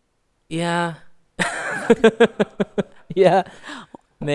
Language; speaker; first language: English; native; English